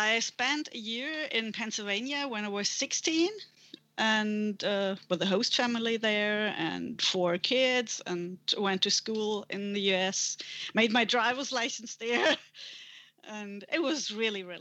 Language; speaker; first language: English; non-native, fluent; German